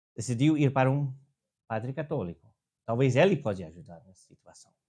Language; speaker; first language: Portuguese; non-native, fluent; English